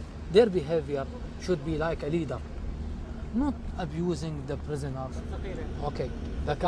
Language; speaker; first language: English; non-native, fluent; Arabic